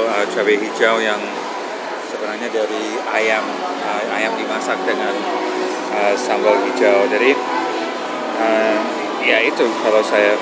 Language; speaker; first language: Indonesian; non-native, fluent; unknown